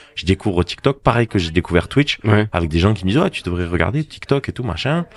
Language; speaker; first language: French; native; French